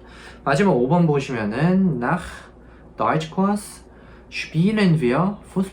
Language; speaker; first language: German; non-native, fluent; Korean